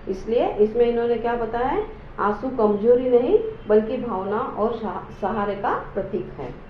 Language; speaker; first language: Hindi; non-native, local second language; Marathi